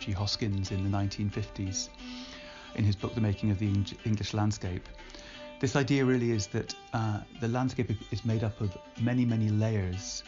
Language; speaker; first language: English; native; English